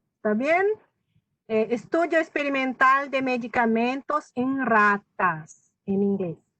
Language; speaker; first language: Spanish; non-native, fluent; Portuguese